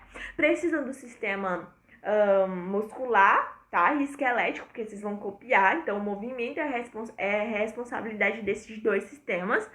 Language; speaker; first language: Portuguese; native; Portuguese